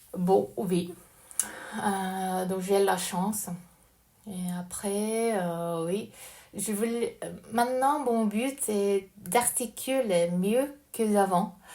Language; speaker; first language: French; non-native, learner; Japanese